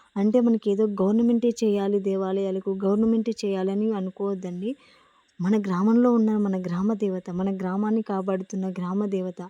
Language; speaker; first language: Telugu; native; Telugu